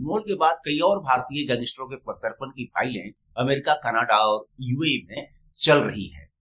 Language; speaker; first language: Hindi; native; Hindi